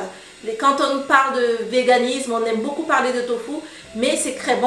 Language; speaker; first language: French; native; French